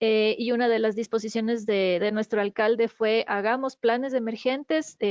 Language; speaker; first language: Spanish; native; Spanish